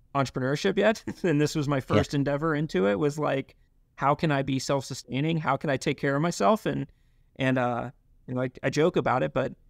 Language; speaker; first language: English; native; English